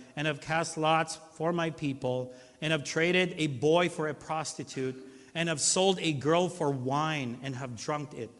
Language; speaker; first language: English; non-native, local second language; Filipino